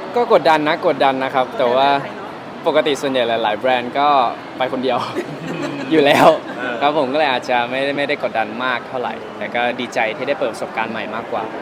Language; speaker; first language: Thai; native; Thai